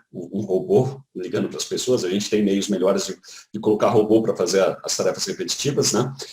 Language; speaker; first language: Portuguese; native; Portuguese